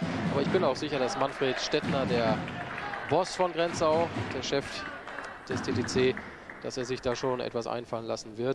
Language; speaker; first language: German; native; German